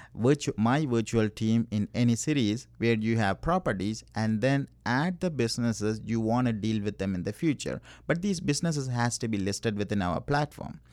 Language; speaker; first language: English; non-native, local second language; Tamil